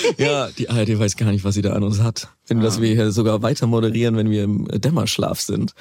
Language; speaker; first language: German; native; German